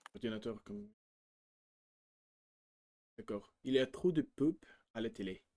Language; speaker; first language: French; non-native, learner; Russian